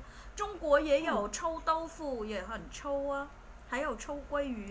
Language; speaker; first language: Chinese; non-native, fluent; Vietnamese